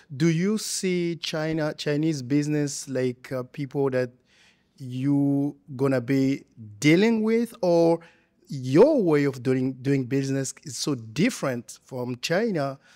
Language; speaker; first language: English; non-native, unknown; Lingala